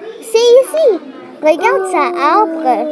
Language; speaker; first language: French; non-native, learner; English